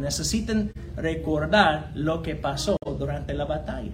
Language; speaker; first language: Spanish; non-native, fluent; English